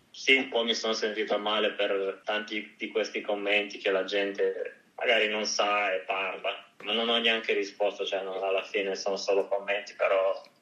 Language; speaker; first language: Italian; early bilingual, other home language; Ukrainian